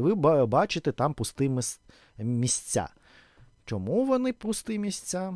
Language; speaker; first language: Ukrainian; non-native, fluent; Russian